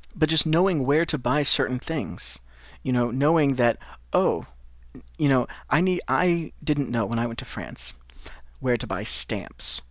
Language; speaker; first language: English; native; English